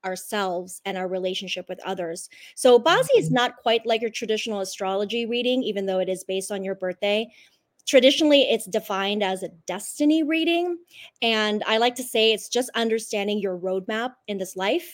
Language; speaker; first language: English; non-native, local second language; Cantonese